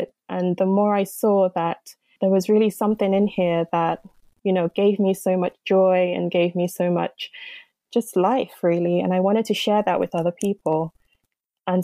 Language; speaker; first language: English; non-native, local second language; Yoruba